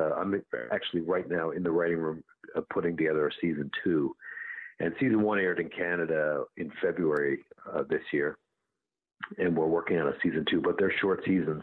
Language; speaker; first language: English; native; English